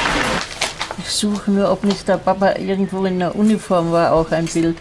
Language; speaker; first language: German; native; German